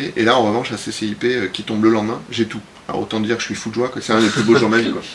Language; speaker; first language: French; native; French